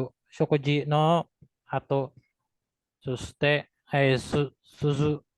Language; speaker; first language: Japanese; non-native, learner; Cebuano